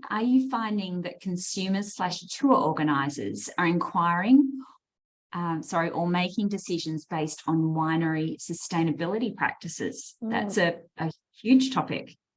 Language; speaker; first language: English; native; English